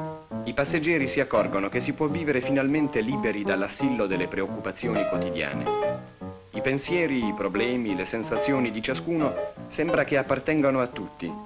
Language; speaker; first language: Italian; native; Italian